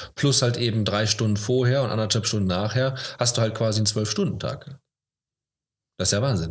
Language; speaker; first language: German; native; German